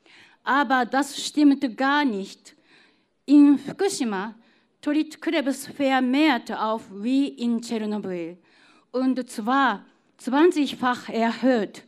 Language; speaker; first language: German; non-native, fluent; Japanese